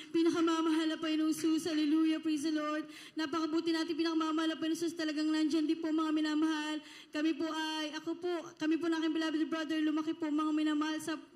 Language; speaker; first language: Filipino; native; Filipino